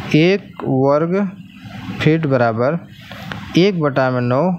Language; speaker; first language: Hindi; native; Hindi